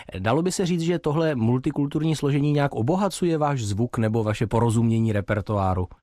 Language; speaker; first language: Czech; native; Czech